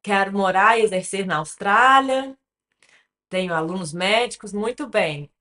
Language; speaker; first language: Portuguese; early bilingual, other home language; English